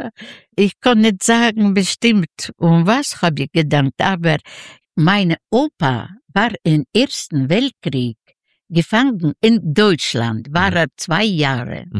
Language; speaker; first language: German; non-native, learner; Russian